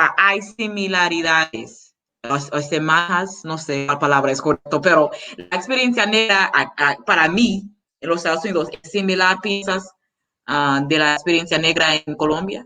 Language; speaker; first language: Spanish; non-native, learner; English